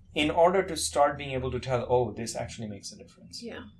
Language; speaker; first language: English; non-native, local second language; Bangla